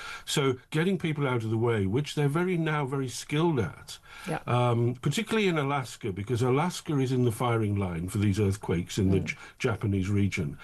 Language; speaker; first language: English; native; English